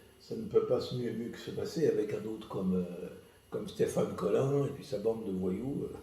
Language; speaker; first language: French; early bilingual, other home language; Malagasy